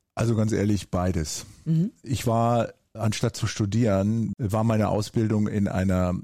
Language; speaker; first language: German; native; German